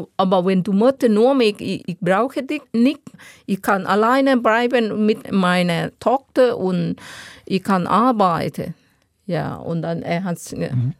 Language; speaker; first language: German; non-native, learner; Thai